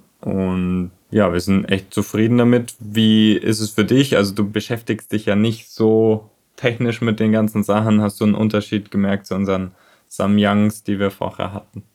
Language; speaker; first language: German; native; German